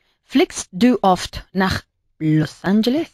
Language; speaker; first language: German; non-native, learner; Spanish